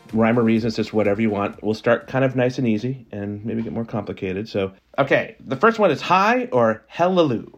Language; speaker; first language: English; native; English